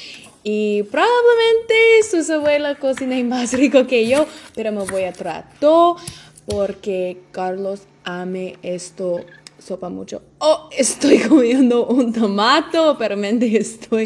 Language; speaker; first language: Spanish; non-native, learner; English